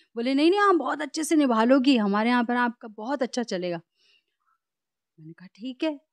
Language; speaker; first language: Hindi; native; Hindi